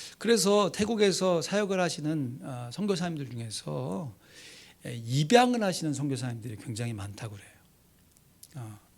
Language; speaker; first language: Korean; native; Korean